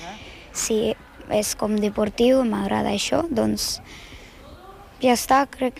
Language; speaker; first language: Catalan; non-native, learner; Ukrainian